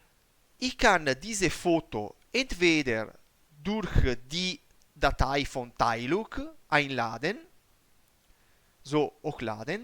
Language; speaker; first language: German; non-native, learner; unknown